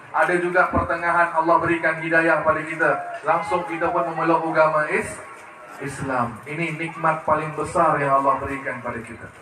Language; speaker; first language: Malay; early bilingual, other home language; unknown